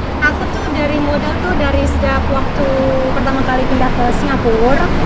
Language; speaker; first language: Indonesian; native; Indonesian